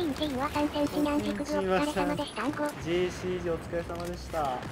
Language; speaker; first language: Japanese; native; Japanese